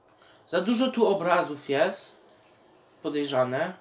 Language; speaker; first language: Polish; native; Polish